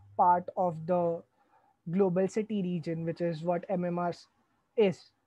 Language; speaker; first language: English; non-native, local second language; Hindi